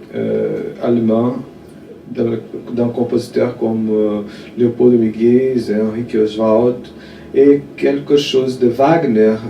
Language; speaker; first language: French; non-native, fluent; Portuguese